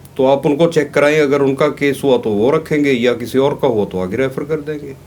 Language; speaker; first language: Urdu; non-native, local second language; Punjabi